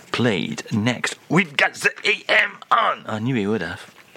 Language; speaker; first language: English; native; English